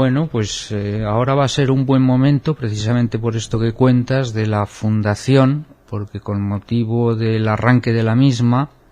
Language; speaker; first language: Spanish; native; Spanish